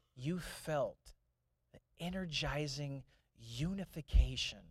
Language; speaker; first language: English; native; English